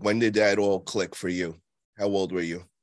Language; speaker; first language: English; native; English